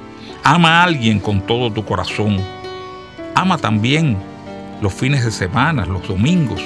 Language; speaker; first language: Spanish; native; Spanish